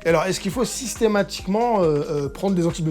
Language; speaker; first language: French; native; French